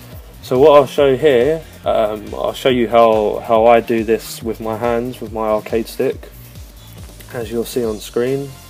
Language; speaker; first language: English; native; English